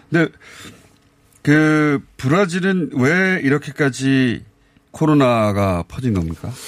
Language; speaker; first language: Korean; native; Korean